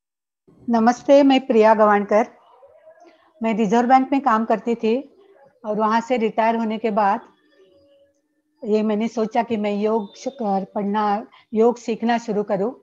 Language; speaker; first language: Hindi; non-native, local second language; Marathi